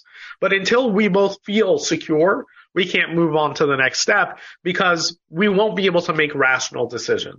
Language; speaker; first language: English; native; English